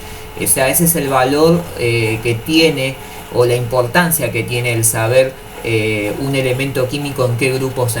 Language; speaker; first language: Spanish; native; Spanish